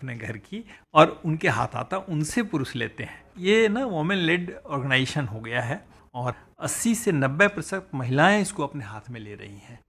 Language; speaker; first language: Hindi; native; Hindi